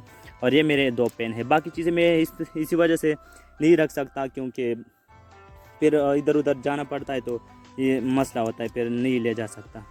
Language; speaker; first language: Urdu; non-native, local second language; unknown